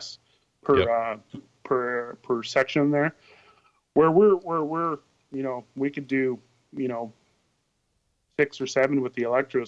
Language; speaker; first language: English; native; English